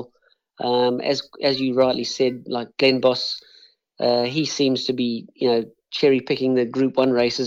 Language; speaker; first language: English; native; English